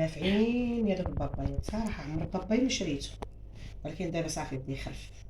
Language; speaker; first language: Arabic; native; Arabic